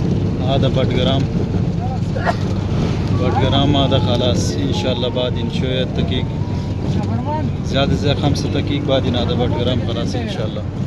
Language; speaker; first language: Arabic; non-native, learner; Urdu